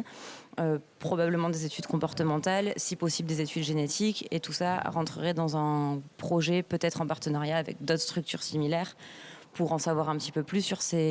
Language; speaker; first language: French; native; French